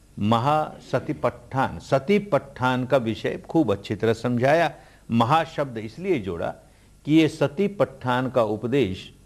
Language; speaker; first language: Hindi; early bilingual, heritage; Hindi